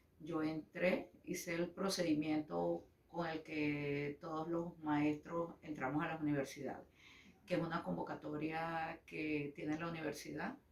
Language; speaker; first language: Spanish; native; Spanish